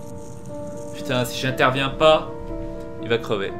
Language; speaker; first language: French; native; French